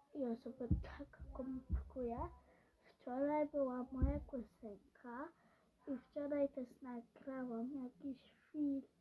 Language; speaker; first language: Polish; early bilingual, heritage; Polish